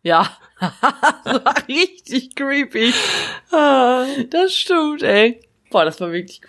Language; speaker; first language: German; native; German